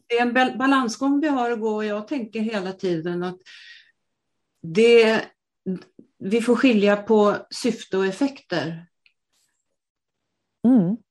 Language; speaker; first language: Swedish; native; Swedish